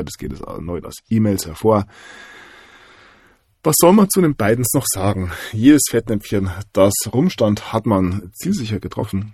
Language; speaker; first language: German; native; German